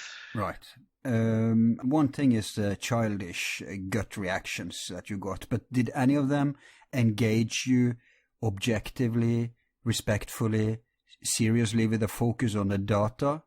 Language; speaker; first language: English; non-native, fluent; Norwegian